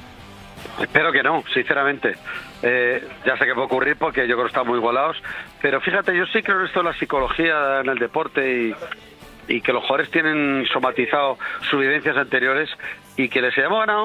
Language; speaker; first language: Spanish; native; Spanish